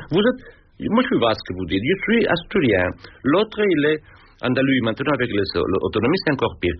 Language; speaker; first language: French; non-native, fluent; Spanish